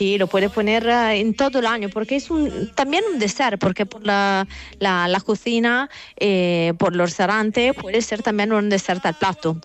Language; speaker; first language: Spanish; non-native, fluent; Italian